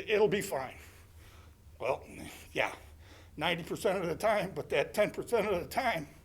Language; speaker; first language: English; native; English